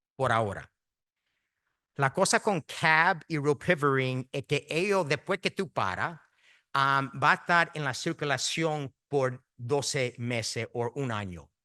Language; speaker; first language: Spanish; early bilingual, heritage; Spanish